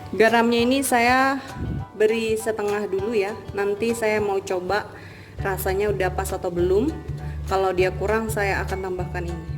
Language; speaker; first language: Indonesian; native; Indonesian